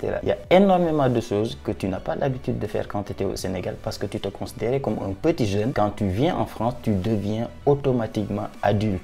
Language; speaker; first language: French; non-native, local second language; Wolof